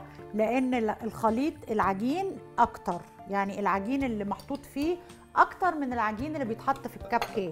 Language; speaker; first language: Arabic; native; Arabic